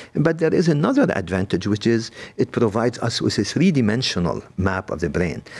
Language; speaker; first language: English; non-native, fluent; Arabic